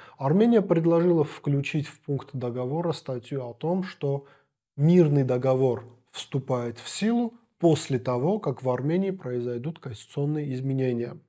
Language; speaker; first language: Russian; non-native, local second language; Armenian